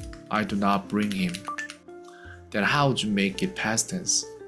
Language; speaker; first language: English; non-native, fluent; Korean